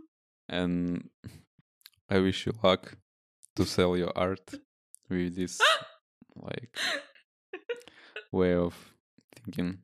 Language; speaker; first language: English; non-native, fluent; Russian